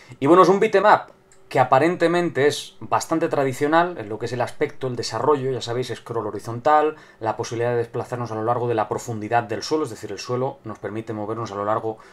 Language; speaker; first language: Spanish; native; Spanish